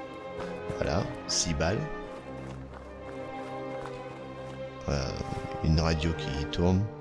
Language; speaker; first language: French; native; French